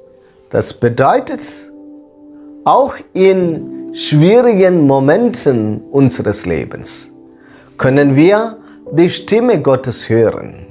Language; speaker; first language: German; non-native, fluent; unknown